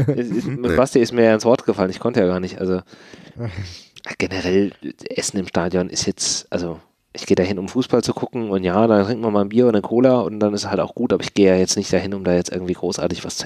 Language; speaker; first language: German; native; German